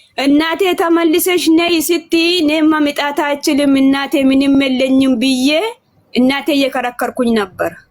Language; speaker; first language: Amharic; non-native, local second language; Oromo